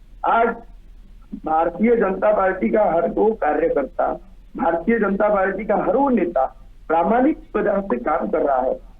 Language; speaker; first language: Hindi; non-native, local second language; Marathi